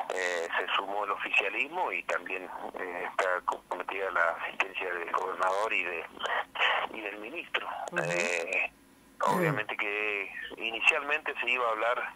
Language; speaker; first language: Spanish; native; Spanish